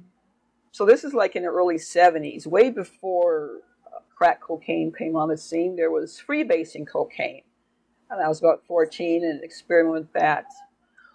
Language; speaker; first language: English; native; English